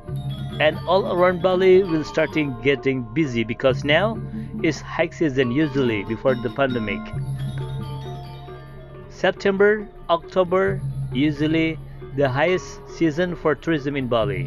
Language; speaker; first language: English; non-native, learner; Indonesian